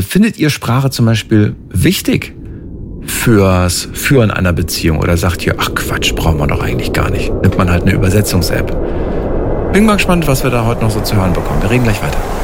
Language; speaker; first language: German; native; German